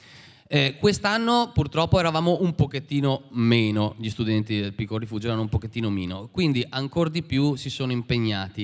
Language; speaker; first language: Italian; native; Italian